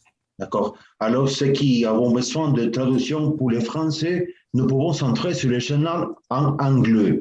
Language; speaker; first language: French; non-native, learner; Spanish